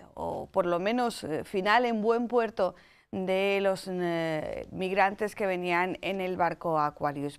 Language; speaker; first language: Spanish; native; Spanish